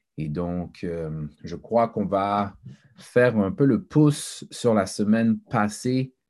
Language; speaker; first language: French; early bilingual, other home language; Haitian Creole